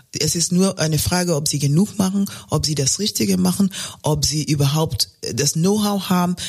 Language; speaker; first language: German; non-native, fluent; Luo (Kenya and Tanzania)